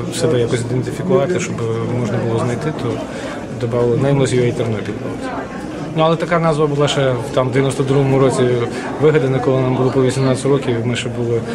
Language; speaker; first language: Ukrainian; native; Ukrainian